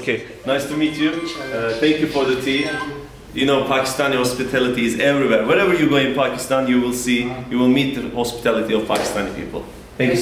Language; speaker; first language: English; non-native, fluent; Turkish